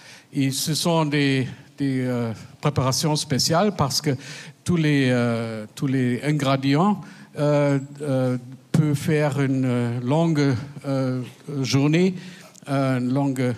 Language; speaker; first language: French; non-native, fluent; German